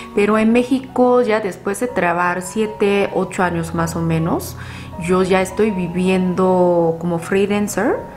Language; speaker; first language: Spanish; non-native, fluent; Korean